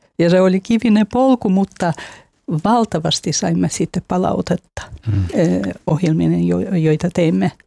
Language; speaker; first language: Finnish; non-native, fluent; Russian